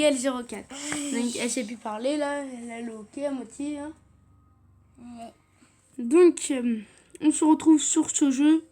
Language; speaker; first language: French; native; French